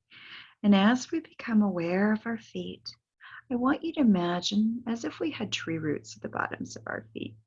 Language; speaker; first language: English; native; English